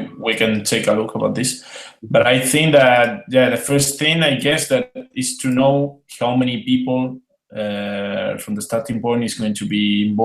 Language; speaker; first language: English; non-native, fluent; Spanish